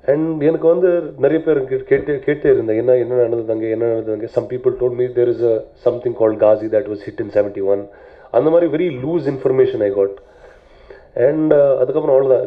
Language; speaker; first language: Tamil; non-native, learner; Telugu